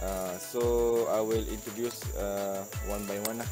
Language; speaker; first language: English; non-native, learner; Malay